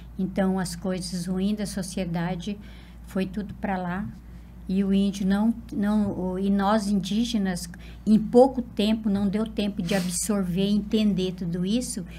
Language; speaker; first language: Portuguese; non-native, local second language; Guarani